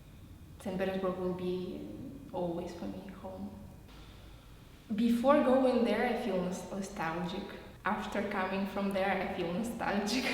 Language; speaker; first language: English; non-native, fluent; Russian